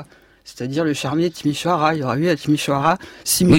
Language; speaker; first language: French; native; French